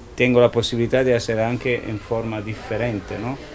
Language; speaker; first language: Spanish; non-native, learner; Italian